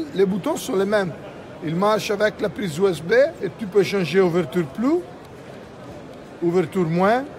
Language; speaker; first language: French; non-native, fluent; Italian